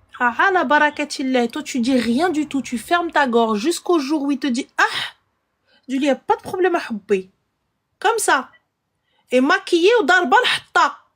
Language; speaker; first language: French; early bilingual, other home language; Arabic